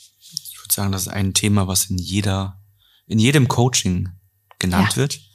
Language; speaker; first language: German; native; German